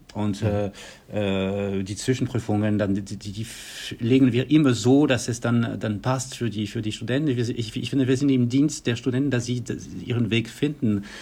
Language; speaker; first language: German; non-native, fluent; French